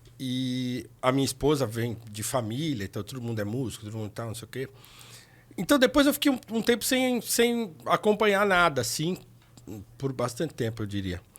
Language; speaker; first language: Portuguese; native; Portuguese